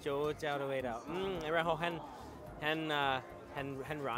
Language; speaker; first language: Chinese; non-native, fluent; English